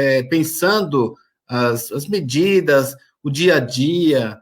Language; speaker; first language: Portuguese; native; Portuguese